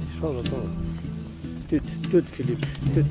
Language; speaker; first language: French; non-native, learner; Spanish